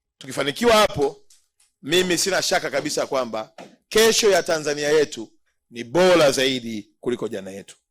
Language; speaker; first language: Swahili; native; Swahili